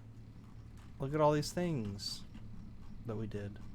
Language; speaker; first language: English; native; English